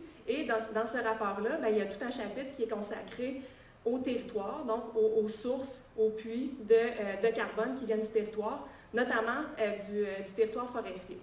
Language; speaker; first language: French; native; French